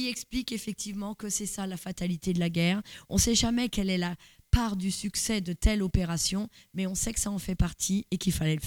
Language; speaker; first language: French; native; French